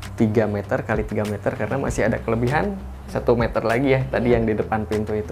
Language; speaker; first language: Indonesian; native; Indonesian